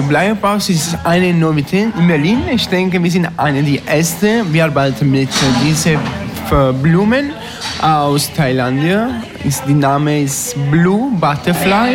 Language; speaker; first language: German; non-native, learner; Italian